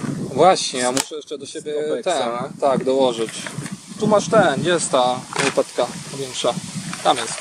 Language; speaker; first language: Polish; native; Polish